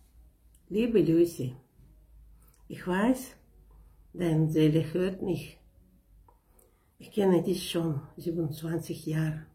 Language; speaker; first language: German; non-native, learner; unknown